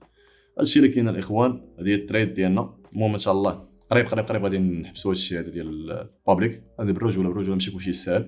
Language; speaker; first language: Arabic; native; Arabic